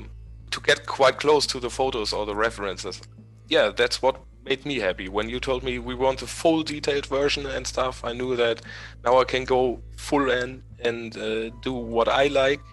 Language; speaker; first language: English; non-native, fluent; German